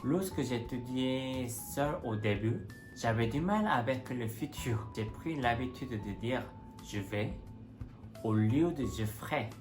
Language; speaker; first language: French; non-native, fluent; Korean